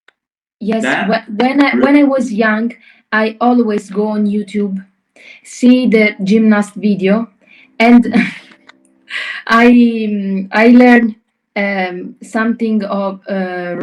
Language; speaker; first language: English; non-native, learner; Italian